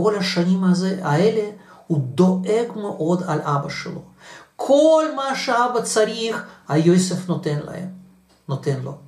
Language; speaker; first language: Hebrew; non-native, fluent; Russian